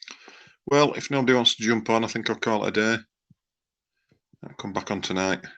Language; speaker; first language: English; native; English